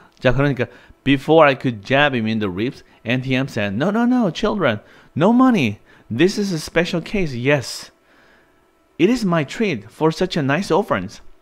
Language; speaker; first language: English; non-native, fluent; Korean